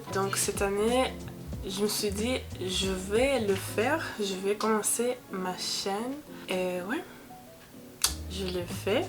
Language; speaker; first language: French; non-native, learner; English